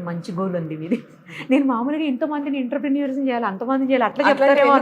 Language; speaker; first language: Telugu; native; Telugu